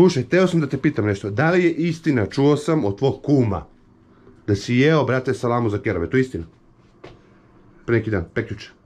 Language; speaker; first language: Serbian; native; Serbian